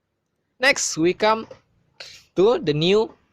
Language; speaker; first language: English; non-native, fluent; Indonesian